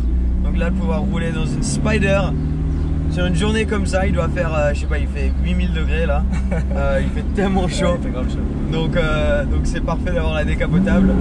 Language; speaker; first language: French; native; French